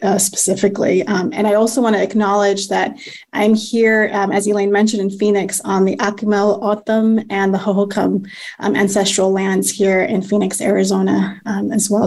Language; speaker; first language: English; native; English